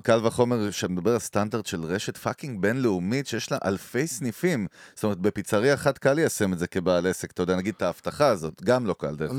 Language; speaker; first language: Hebrew; native; Hebrew